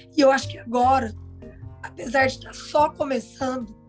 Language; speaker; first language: Portuguese; native; Portuguese